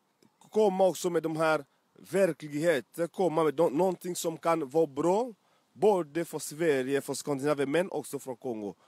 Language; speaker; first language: Swedish; non-native, fluent; French